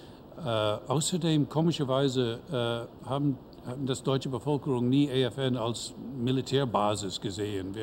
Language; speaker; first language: German; non-native, fluent; English